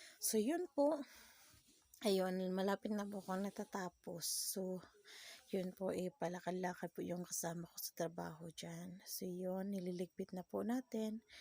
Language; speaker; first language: Filipino; non-native, local second language; Cebuano